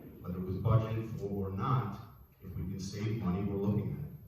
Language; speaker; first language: English; native; English